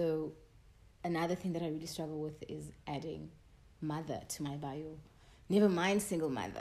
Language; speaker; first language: English; non-native, local second language; Tswana